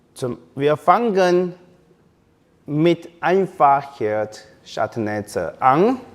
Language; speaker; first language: German; non-native, learner; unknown